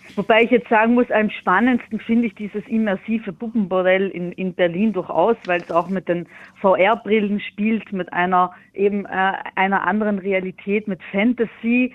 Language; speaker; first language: German; native; German